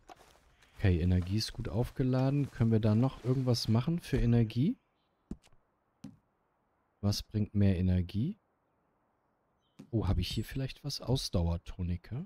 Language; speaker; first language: German; native; German